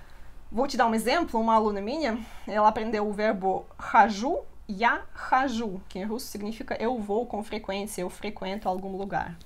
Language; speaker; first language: Portuguese; non-native, fluent; Russian